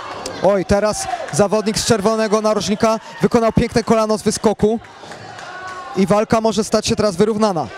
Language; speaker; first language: Polish; native; Polish